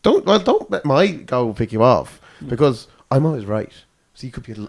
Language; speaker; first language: English; native; English